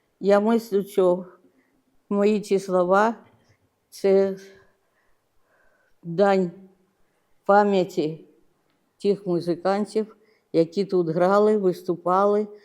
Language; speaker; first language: Ukrainian; non-native, local second language; Russian